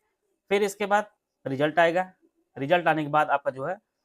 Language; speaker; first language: Hindi; native; Hindi